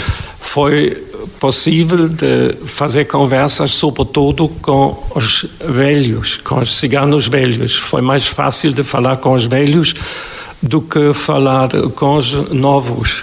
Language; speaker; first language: Portuguese; non-native, fluent; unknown